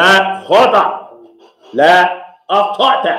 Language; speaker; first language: Arabic; non-native, fluent; English